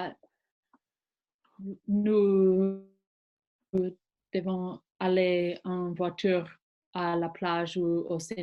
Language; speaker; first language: French; non-native, learner; English